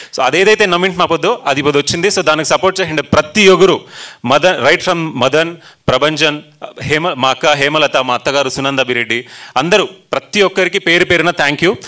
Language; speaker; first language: Telugu; native; Telugu